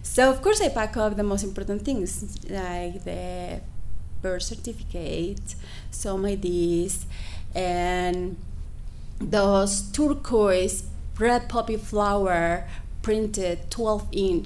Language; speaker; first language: English; non-native, fluent; Spanish